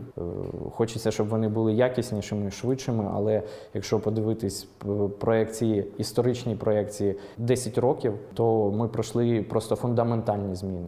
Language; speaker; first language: Ukrainian; non-native, local second language; Russian